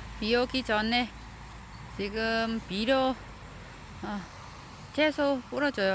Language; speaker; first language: Korean; non-native, learner; Vietnamese